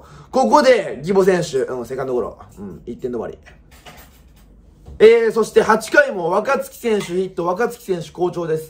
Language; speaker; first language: Japanese; native; Japanese